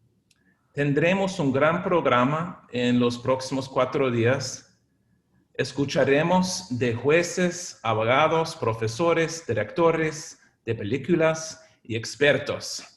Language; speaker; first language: Spanish; non-native, fluent; English